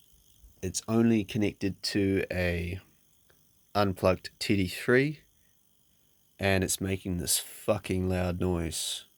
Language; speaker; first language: English; native; English